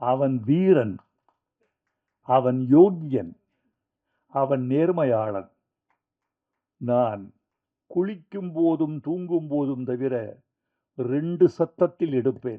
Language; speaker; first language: Tamil; native; Tamil